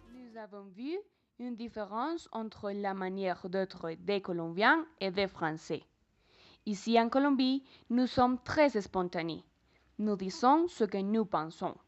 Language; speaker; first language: French; non-native, learner; Spanish